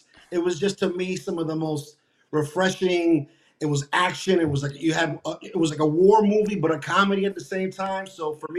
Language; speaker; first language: English; native; English